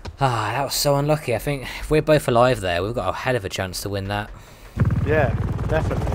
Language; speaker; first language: English; native; English